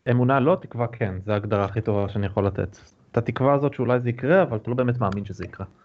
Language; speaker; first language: Hebrew; native; Hebrew